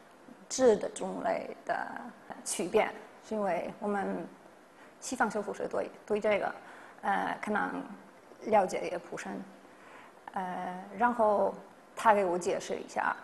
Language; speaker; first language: Chinese; non-native, fluent; Polish